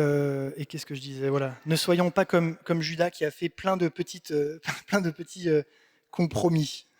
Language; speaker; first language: French; native; French